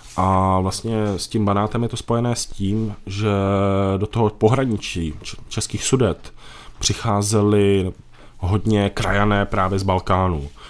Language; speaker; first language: Czech; native; Czech